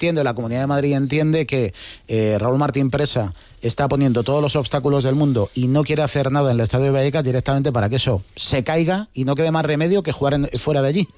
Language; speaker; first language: Spanish; native; Spanish